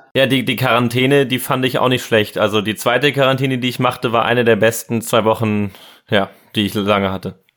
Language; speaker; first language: German; native; German